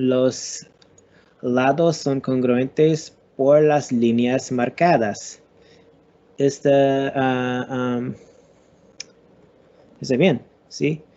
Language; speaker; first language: Spanish; non-native, learner; English